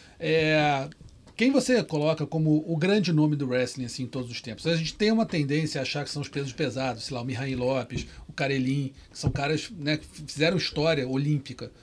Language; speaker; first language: Portuguese; native; Portuguese